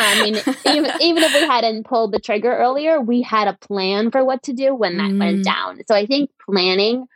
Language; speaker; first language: English; native; English